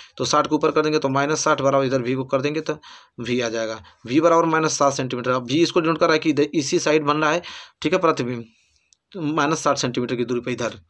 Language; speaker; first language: Hindi; native; Hindi